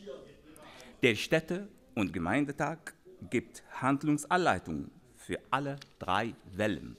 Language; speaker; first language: German; non-native, fluent; Arabic